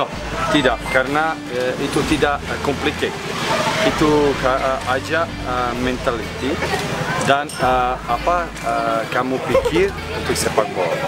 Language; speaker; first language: Indonesian; non-native, learner; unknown